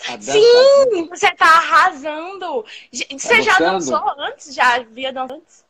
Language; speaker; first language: Portuguese; native; Portuguese